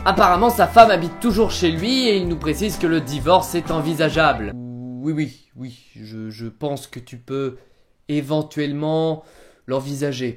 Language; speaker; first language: French; native; French